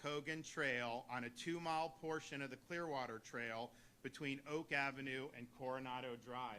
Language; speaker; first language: English; native; English